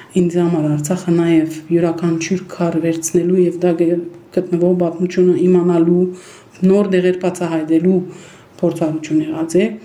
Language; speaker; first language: Armenian; early bilingual, heritage; Armenian